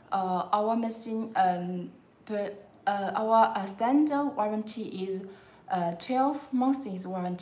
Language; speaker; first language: English; non-native, learner; Chinese